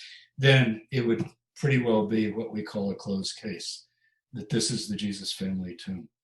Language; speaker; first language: English; native; English